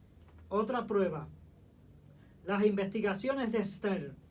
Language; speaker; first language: Spanish; native; Spanish